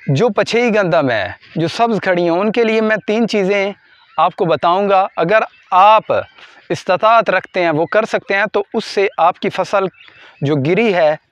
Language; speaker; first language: Urdu; non-native, local second language; Punjabi